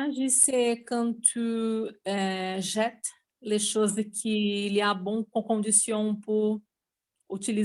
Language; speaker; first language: French; non-native, learner; Portuguese